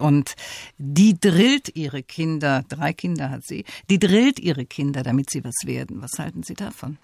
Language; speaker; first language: German; native; German